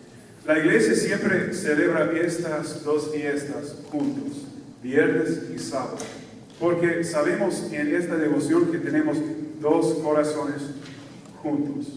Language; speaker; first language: Spanish; non-native, fluent; English